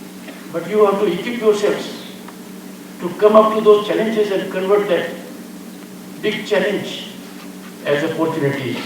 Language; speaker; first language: English; non-native, local second language; Hindi